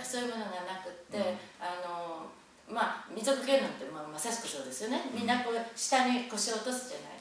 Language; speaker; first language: Japanese; native; Japanese